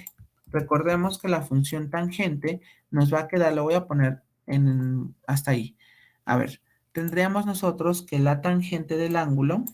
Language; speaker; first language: Spanish; native; Spanish